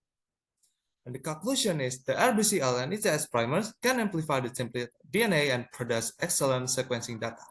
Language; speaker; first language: English; non-native, learner; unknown